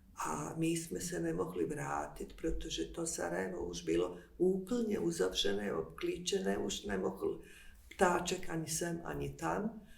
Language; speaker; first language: Czech; non-native, fluent; Bosnian